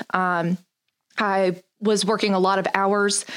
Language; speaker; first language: English; native; English